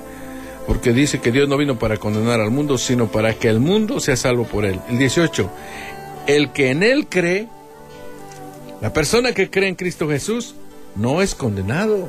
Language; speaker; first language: Spanish; native; Spanish